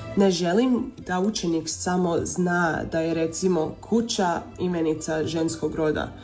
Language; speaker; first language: Croatian; early bilingual, heritage; Croatian